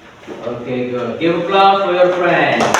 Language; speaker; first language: English; non-native, learner; Indonesian